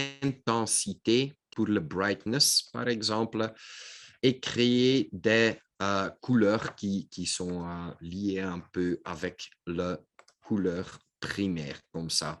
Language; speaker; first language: French; non-native, local second language; Dutch